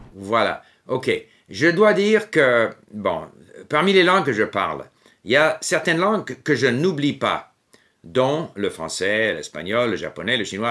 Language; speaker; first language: French; non-native, fluent; English